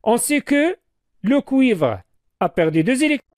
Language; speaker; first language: French; non-native, local second language; Arabic